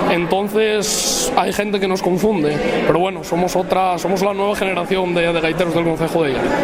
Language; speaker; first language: Spanish; native; Spanish